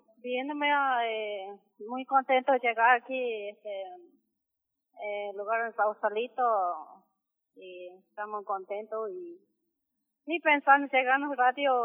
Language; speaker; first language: Spanish; non-native, local second language; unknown